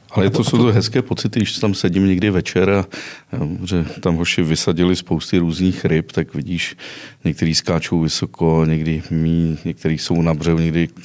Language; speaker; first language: Czech; native; Czech